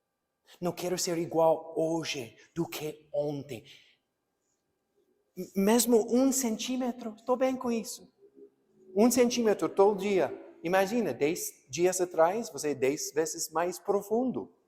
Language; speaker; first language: Portuguese; non-native, fluent; English